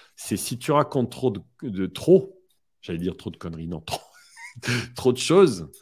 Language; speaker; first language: French; native; French